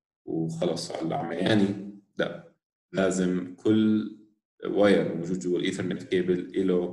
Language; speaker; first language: Arabic; native; Arabic